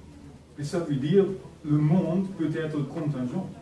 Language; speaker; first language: French; non-native, fluent; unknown